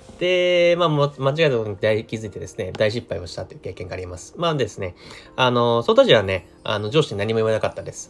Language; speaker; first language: Japanese; native; Japanese